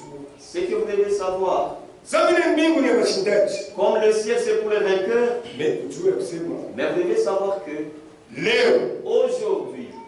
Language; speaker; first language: French; non-native, local second language; Swahili